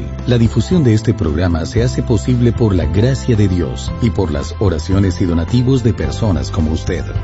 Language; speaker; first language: Spanish; native; Spanish